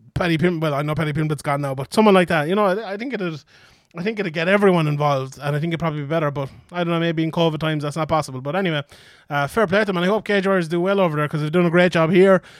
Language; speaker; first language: English; native; English